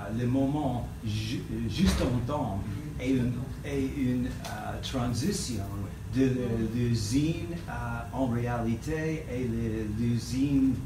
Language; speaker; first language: French; non-native, learner; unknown